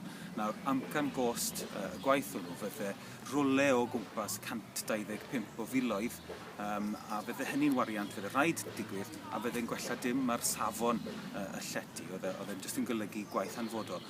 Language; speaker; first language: Welsh; native; Welsh